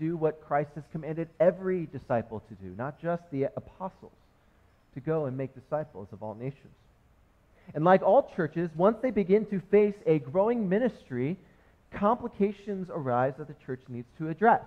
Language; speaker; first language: English; native; English